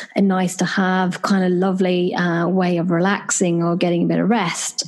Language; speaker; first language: English; non-native, fluent; Swedish